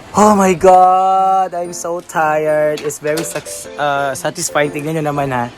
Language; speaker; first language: English; non-native, local second language; Filipino